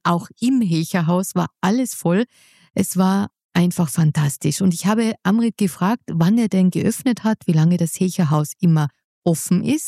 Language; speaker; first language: German; native; German